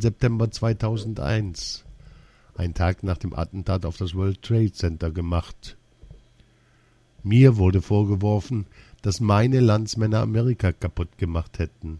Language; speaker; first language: German; early bilingual, other home language; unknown